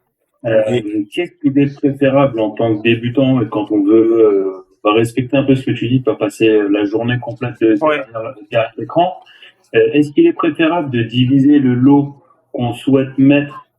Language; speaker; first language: French; native; French